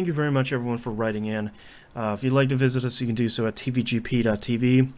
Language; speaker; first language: English; native; English